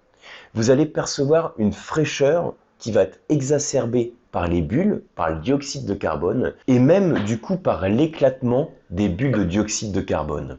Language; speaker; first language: French; native; French